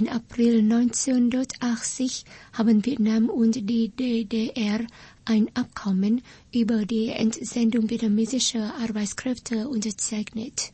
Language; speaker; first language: German; non-native, fluent; Vietnamese